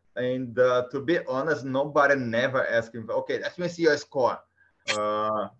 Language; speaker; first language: English; non-native, fluent; Portuguese